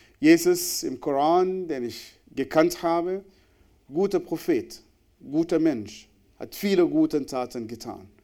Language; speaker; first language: German; non-native, fluent; Arabic